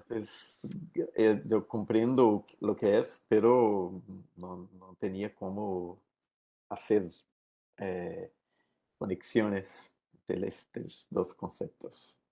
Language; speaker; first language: Spanish; non-native, learner; Portuguese